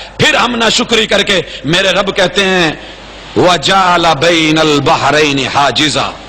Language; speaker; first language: Urdu; non-native, local second language; Punjabi